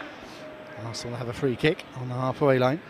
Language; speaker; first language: English; native; English